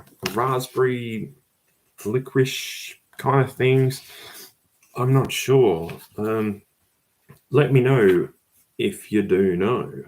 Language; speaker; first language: English; native; English